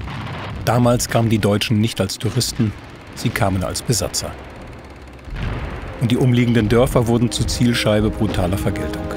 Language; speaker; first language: German; native; German